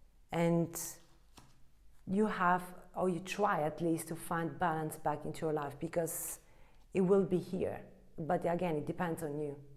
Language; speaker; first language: English; non-native, fluent; Italian